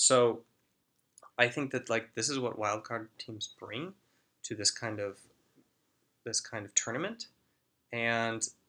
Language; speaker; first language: English; native; English